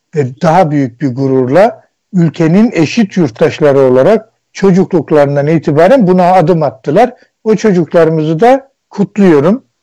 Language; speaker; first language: Turkish; native; Turkish